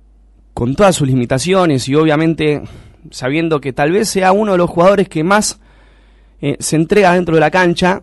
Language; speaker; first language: Spanish; native; Spanish